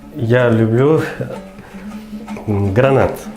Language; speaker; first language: Russian; non-native, fluent; Uzbek